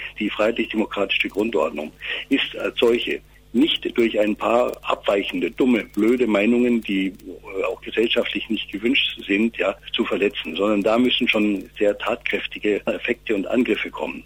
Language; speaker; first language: German; native; German